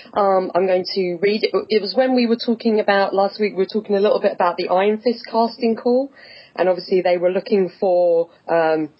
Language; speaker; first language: English; native; English